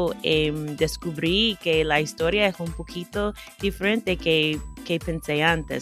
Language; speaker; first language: Spanish; non-native, fluent; English